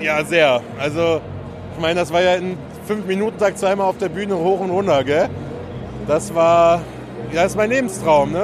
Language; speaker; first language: German; native; German